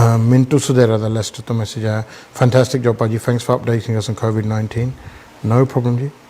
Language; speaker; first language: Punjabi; early bilingual, heritage; Punjabi